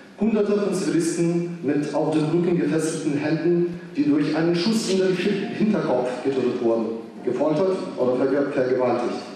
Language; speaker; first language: German; non-native, fluent; Ukrainian